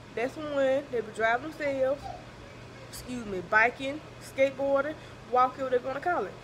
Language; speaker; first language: English; native; English